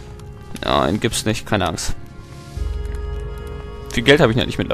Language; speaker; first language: German; native; German